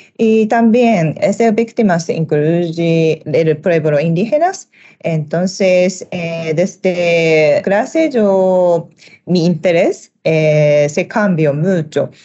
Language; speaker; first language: Spanish; non-native, learner; Japanese